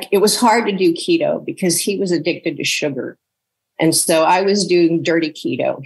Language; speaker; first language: English; native; English